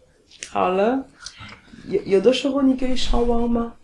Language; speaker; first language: Chinese; non-native, learner; French